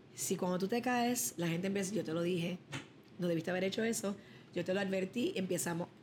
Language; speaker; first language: Spanish; early bilingual, other home language; English